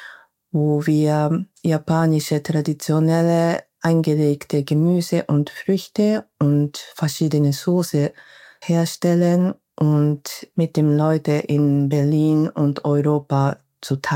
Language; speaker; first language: German; non-native, fluent; Japanese